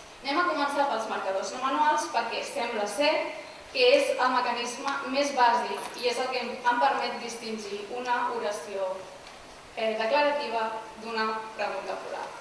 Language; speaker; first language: Catalan; native; Catalan